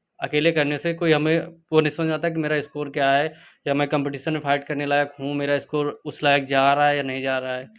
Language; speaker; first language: Hindi; native; Hindi